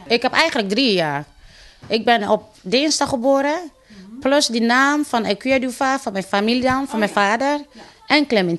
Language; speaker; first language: Dutch; non-native, fluent; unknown